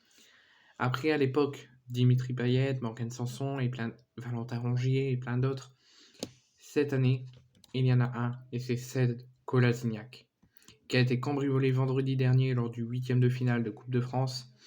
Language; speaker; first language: French; native; French